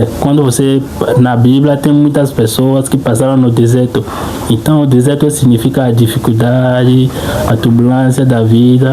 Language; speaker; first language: Portuguese; non-native, fluent; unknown